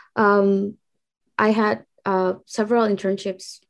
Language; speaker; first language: English; non-native, fluent; Indonesian